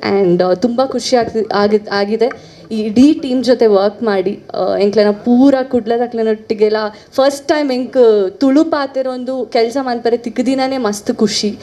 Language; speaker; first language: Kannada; non-native, local second language; Tulu